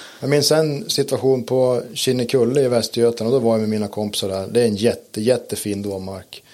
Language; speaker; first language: Swedish; native; Swedish